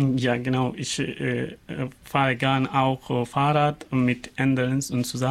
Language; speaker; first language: German; non-native, learner; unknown